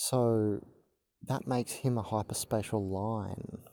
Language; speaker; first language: English; native; English